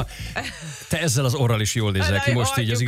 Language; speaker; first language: Hungarian; native; Hungarian